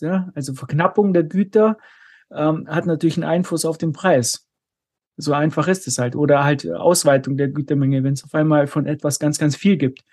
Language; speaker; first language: German; native; German